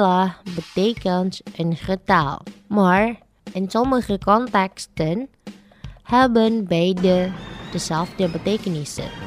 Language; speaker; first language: Dutch; non-native, local second language; Indonesian